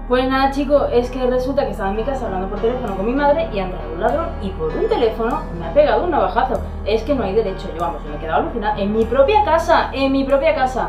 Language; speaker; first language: Spanish; native; Spanish